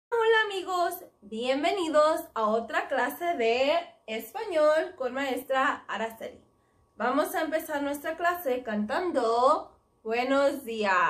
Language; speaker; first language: Spanish; non-native, fluent; English